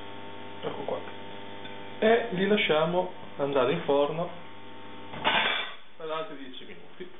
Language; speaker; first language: Italian; native; Italian